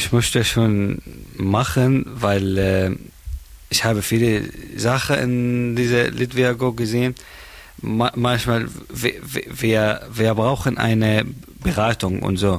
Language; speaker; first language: German; non-native, learner; Arabic